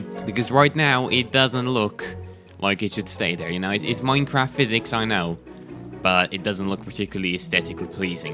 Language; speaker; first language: English; native; English